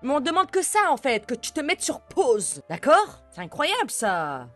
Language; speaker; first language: French; native; French